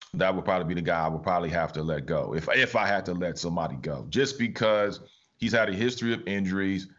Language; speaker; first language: English; native; English